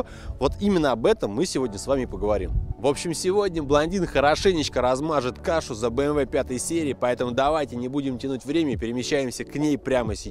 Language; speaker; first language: Russian; native; Russian